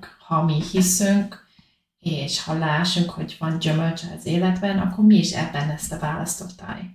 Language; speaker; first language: Hungarian; non-native, learner; English